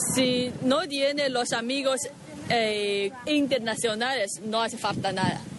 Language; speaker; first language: Spanish; non-native, learner; Chinese